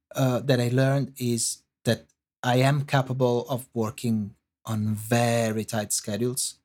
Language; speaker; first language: English; non-native, fluent; Italian